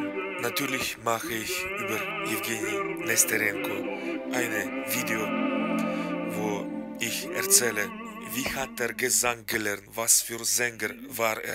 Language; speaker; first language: German; non-native, fluent; Russian